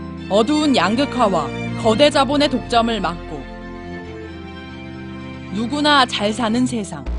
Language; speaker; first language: Korean; native; Korean